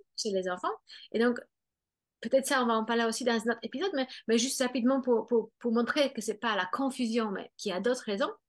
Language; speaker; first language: French; non-native, fluent; Polish